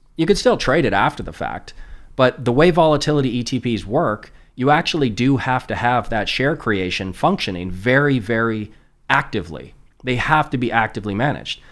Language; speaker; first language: English; native; English